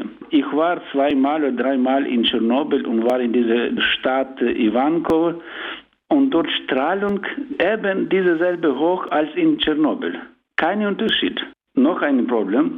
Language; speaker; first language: German; non-native, learner; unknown